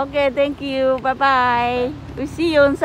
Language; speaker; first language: English; non-native, learner; Vietnamese